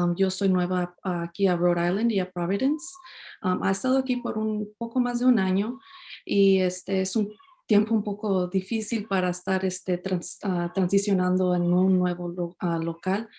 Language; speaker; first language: Spanish; early bilingual, heritage; Spanish